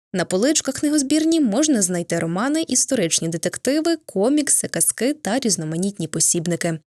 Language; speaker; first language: Ukrainian; native; Ukrainian